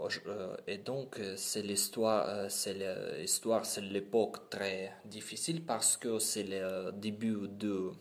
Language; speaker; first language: French; non-native, learner; Ukrainian